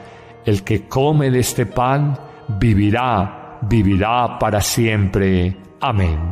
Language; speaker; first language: Spanish; native; Spanish